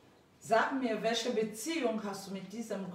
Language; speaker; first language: German; non-native, fluent; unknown